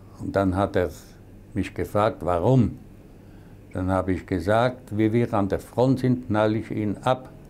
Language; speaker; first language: German; non-native, local second language; Swiss German